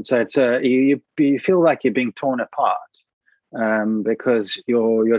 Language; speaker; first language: English; native; English